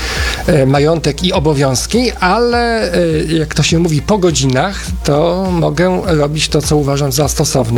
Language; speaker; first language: Polish; native; Polish